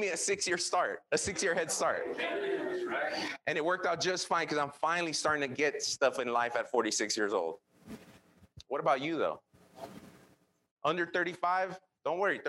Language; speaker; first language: English; early bilingual, other home language; Spanish